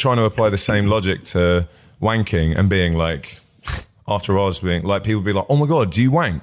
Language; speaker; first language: English; native; English